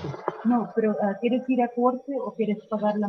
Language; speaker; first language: Spanish; early bilingual, heritage; Spanish